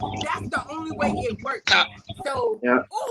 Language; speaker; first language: English; native; English